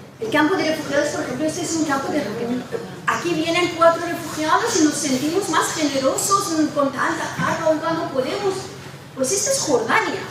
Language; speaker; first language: Spanish; non-native, fluent; Persian